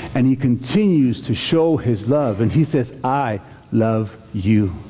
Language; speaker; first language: English; native; English